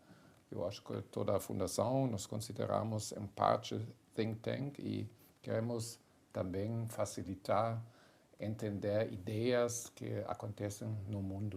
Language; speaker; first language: Portuguese; non-native, fluent; German